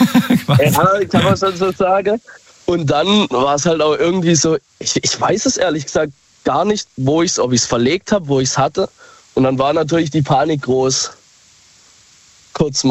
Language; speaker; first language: German; native; German